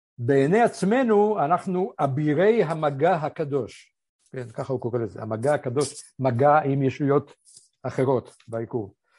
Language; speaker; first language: Hebrew; early bilingual, other home language; Polish